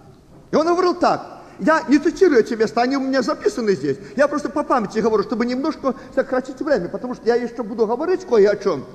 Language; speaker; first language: Russian; native; Russian